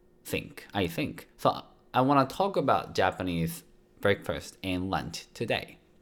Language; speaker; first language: English; non-native, fluent; Japanese